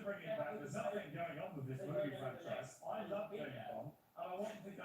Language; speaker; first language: English; native; English